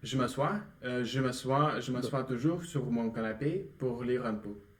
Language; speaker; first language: French; non-native, learner; Russian